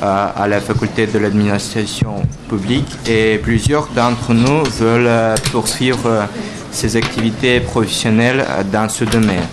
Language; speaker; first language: French; non-native, learner; Russian